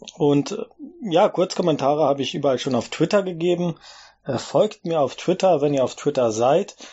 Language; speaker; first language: German; native; German